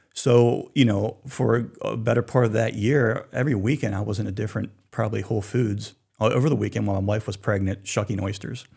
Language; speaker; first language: English; native; English